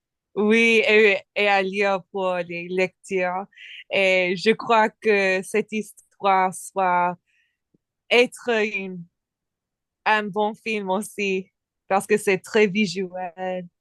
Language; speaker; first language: French; non-native, learner; English